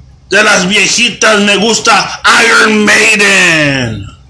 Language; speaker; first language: Spanish; native; Spanish